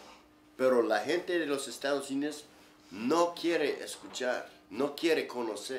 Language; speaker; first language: Spanish; non-native, learner; English